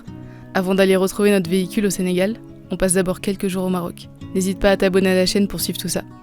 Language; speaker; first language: French; native; French